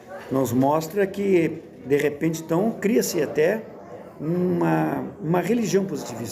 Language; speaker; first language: Portuguese; native; Portuguese